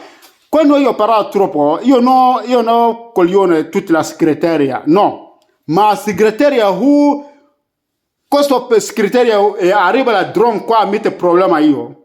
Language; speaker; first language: Italian; non-native, learner; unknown